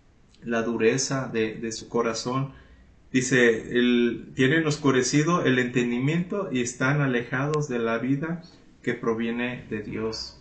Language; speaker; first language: Spanish; native; Spanish